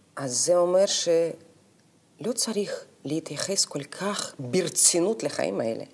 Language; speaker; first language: Hebrew; non-native, fluent; Russian